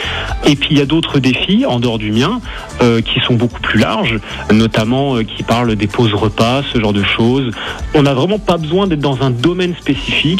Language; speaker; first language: French; native; French